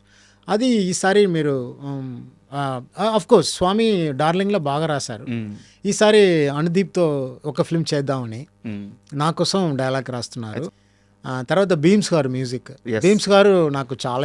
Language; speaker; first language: Telugu; non-native, fluent; Tamil